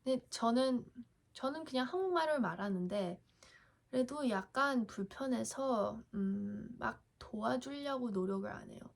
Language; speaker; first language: Korean; early bilingual, heritage; English